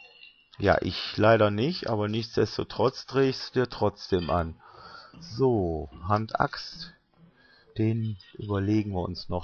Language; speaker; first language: German; native; German